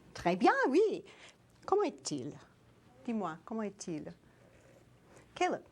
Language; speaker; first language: French; non-native, fluent; English